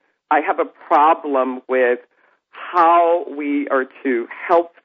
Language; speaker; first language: English; native; English